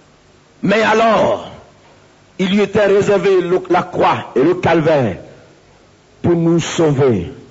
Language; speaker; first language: French; native; French